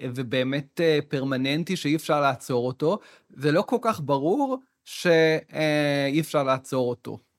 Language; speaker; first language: Hebrew; native; Hebrew